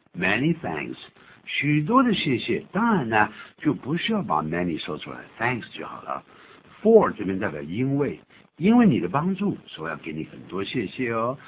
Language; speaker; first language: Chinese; native; Chinese